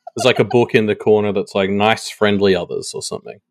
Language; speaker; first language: English; native; English